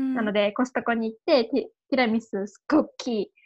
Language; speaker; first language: Japanese; native; Japanese